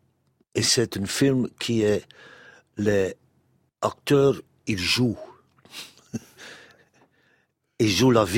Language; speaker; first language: French; non-native, local second language; Dutch